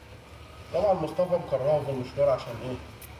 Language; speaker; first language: Arabic; native; Arabic